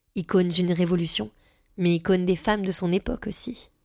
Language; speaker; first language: French; native; French